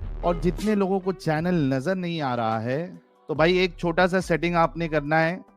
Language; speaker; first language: Hindi; native; Hindi